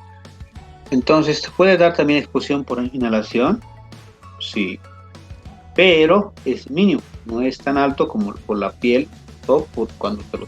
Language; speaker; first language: Spanish; native; Spanish